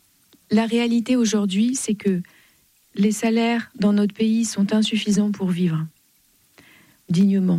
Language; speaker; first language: French; native; French